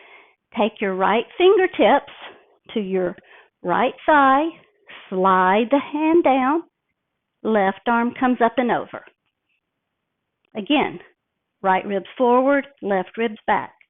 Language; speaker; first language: English; native; English